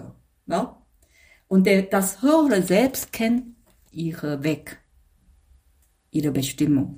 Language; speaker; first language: German; non-native, fluent; Chinese